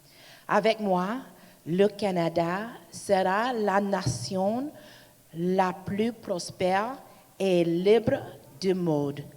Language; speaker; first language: French; non-native, learner; English